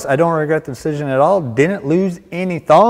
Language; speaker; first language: English; native; English